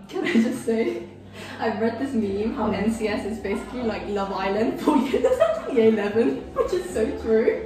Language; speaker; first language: English; early bilingual, other home language; Korean